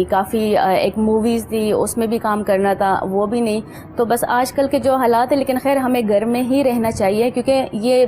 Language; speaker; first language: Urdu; non-native, local second language; Pashto